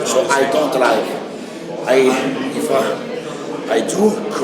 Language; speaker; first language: English; non-native, learner; Italian